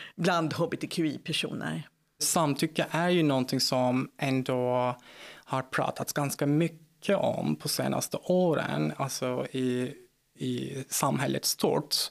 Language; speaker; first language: Swedish; non-native, fluent; Turkish